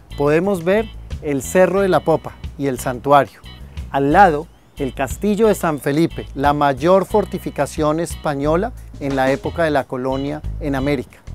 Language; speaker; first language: Spanish; native; Spanish